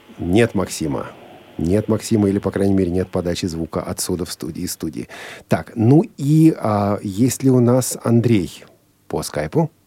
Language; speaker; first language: Russian; native; Russian